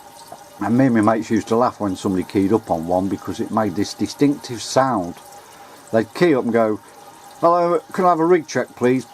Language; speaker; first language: English; native; English